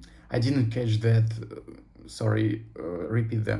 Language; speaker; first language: English; non-native, learner; Russian